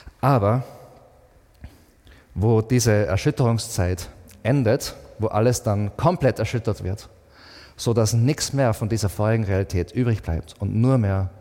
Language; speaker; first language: German; native; German